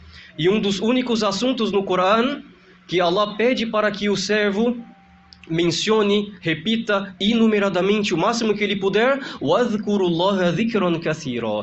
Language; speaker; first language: Portuguese; native; Portuguese